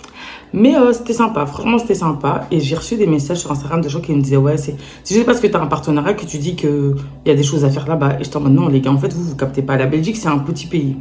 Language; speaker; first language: French; native; French